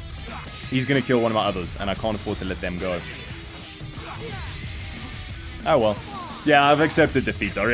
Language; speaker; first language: English; native; English